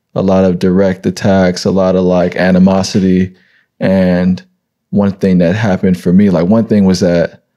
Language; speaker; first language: English; native; English